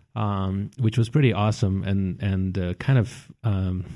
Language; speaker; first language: English; early bilingual, other home language; Russian